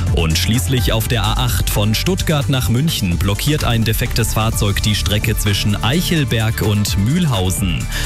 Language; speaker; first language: German; native; German